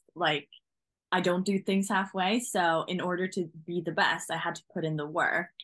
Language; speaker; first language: English; non-native, fluent; Norwegian